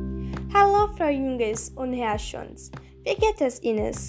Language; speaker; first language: German; non-native, learner; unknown